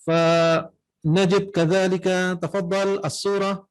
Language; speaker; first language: Arabic; non-native, fluent; Indonesian